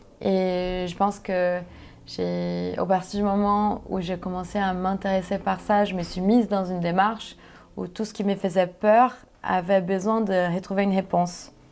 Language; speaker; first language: French; non-native, fluent; Portuguese